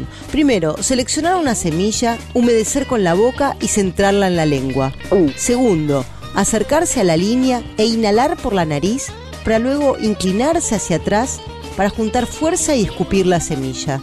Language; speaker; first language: Spanish; native; Spanish